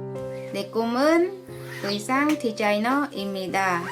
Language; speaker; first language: Korean; non-native, learner; Khmer